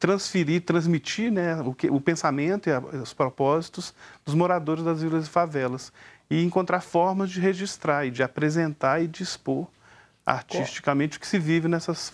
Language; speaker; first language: Portuguese; native; Portuguese